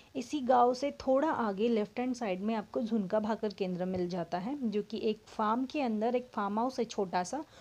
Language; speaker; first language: Hindi; non-native, local second language; Marathi